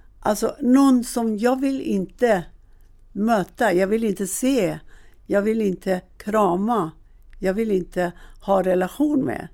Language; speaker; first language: Swedish; non-native, fluent; Persian